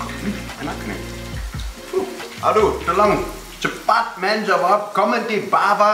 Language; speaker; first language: Indonesian; non-native, fluent; German